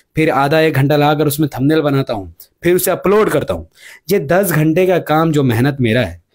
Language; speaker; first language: Hindi; non-native, local second language; Urdu